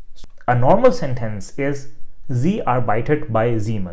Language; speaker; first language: German; non-native, fluent; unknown